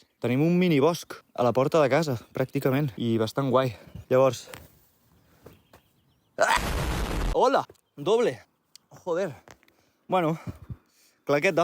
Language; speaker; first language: Catalan; native; Catalan